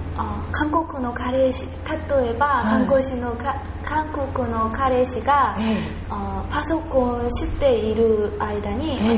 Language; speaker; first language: Japanese; non-native, learner; Korean